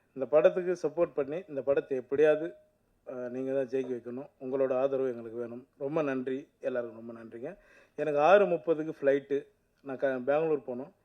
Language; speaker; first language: Tamil; native; Tamil